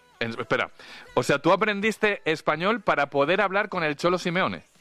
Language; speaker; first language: Spanish; native; Spanish